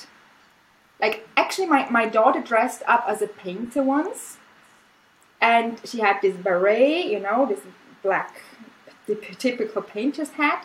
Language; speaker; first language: English; non-native, fluent; German